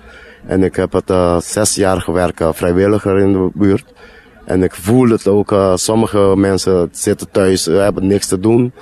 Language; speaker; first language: Dutch; non-native, learner; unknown